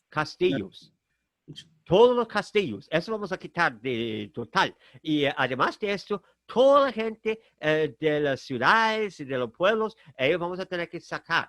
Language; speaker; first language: Spanish; non-native, fluent; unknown